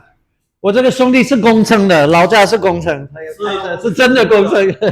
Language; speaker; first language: Chinese; non-native, fluent; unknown